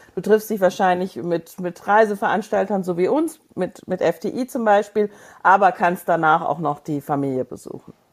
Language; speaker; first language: German; native; German